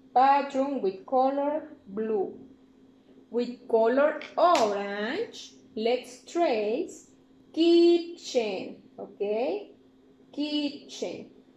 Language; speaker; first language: English; non-native, fluent; Spanish